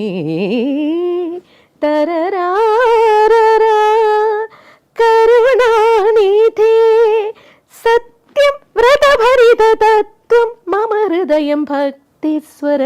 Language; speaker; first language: Telugu; non-native, fluent; Malayalam